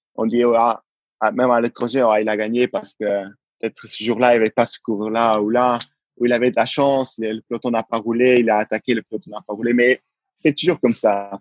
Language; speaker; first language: French; non-native, local second language; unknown